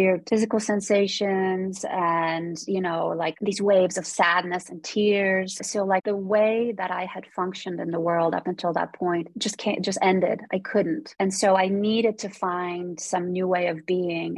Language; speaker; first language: English; early bilingual, other home language; Polish